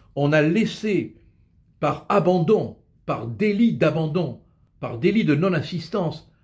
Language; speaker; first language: French; native; French